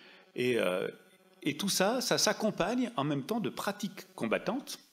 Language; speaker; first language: French; native; French